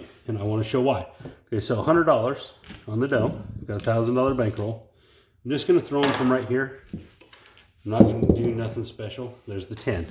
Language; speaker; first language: English; native; English